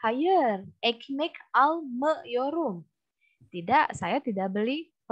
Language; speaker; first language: Turkish; non-native, learner; Indonesian